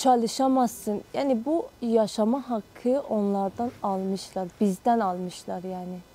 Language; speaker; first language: Turkish; non-native, fluent; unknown